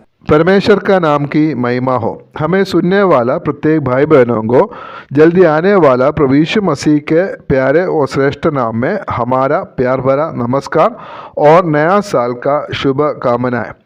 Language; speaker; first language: Hindi; non-native, local second language; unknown